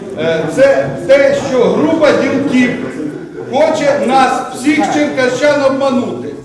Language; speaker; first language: Ukrainian; native; Ukrainian